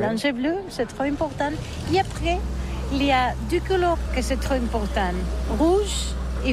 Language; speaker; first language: French; non-native, learner; Catalan